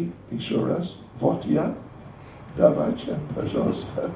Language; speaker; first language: Russian; non-native, learner; English